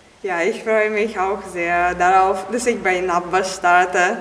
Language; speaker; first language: German; non-native, fluent; Latvian